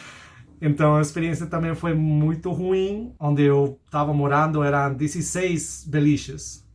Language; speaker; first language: Portuguese; non-native, fluent; Spanish